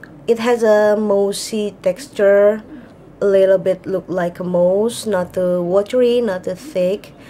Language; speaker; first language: English; non-native, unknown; Indonesian